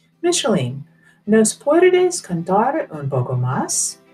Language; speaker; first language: Spanish; non-native, fluent; English